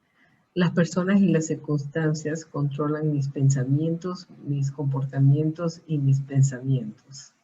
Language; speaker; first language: Spanish; early bilingual, heritage; Spanish